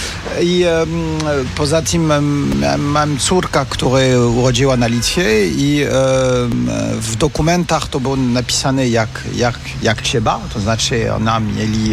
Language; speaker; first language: Polish; non-native, fluent; French